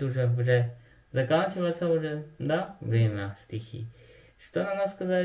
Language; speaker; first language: Russian; non-native, learner; Chinese